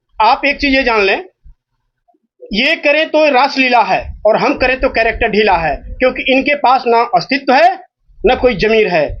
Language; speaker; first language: Hindi; native; Hindi